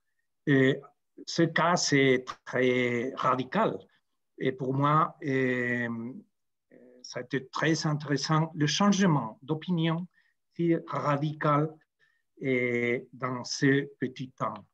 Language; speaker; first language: French; non-native, fluent; Spanish